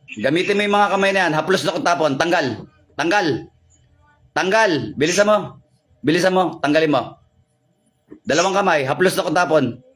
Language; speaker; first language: Filipino; native; Filipino